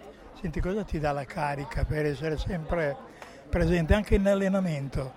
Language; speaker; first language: Italian; native; Italian